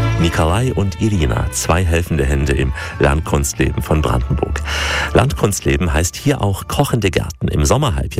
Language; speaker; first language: German; native; German